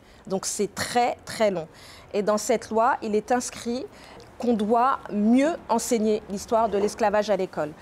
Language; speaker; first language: French; native; French